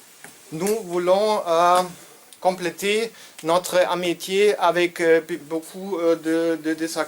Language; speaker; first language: French; non-native, learner; German